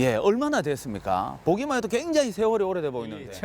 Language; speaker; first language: Korean; native; Korean